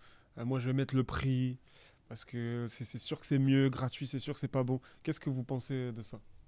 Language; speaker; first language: French; native; French